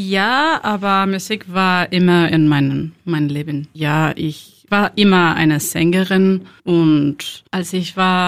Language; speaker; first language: German; non-native, learner; Spanish